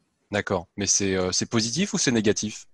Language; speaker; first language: French; native; French